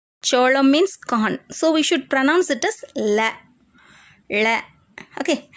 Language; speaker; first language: English; non-native, local second language; Tamil